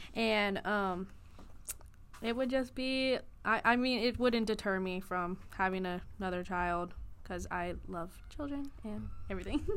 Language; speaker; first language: English; native; English